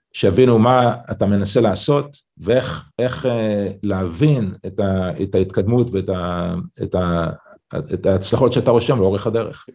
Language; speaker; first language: Hebrew; native; Hebrew